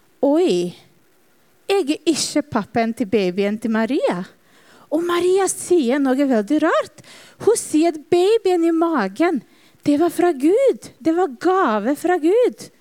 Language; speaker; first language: Norwegian; non-native, fluent; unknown